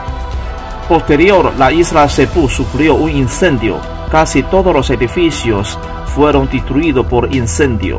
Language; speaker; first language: Spanish; non-native, fluent; Chinese